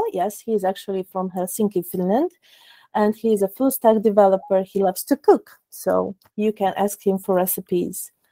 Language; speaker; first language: English; non-native, fluent; Romanian